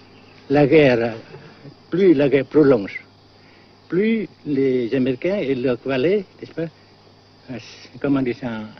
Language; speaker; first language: French; non-native, local second language; Vietnamese